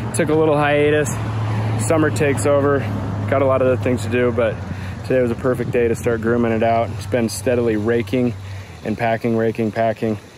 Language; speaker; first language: English; native; English